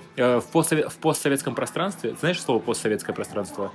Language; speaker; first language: Russian; native; Russian